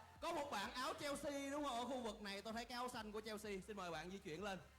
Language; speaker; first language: Vietnamese; native; Vietnamese